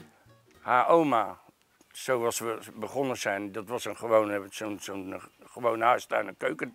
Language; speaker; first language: Dutch; native; Dutch